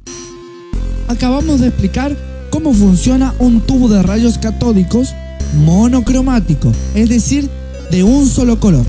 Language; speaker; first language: Spanish; native; Spanish